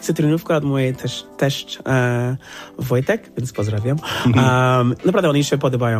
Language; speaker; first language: Polish; non-native, fluent; English